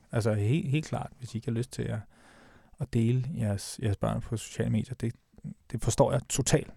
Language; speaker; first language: Danish; native; Danish